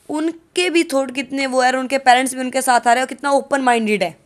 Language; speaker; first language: Hindi; native; Hindi